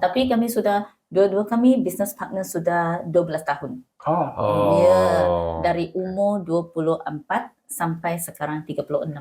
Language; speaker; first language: Indonesian; non-native, learner; Malay